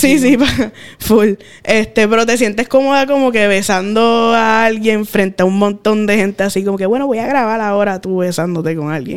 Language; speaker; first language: Spanish; native; Spanish